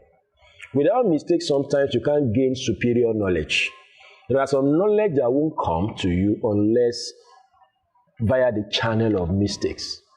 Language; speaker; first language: English; non-native, local second language; Yoruba